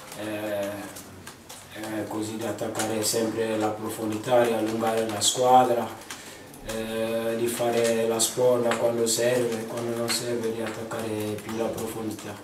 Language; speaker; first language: Italian; non-native, fluent; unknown